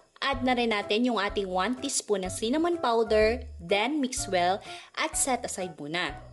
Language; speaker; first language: Filipino; non-native, local second language; Cebuano